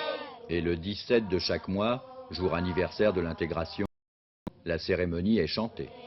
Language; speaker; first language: French; native; French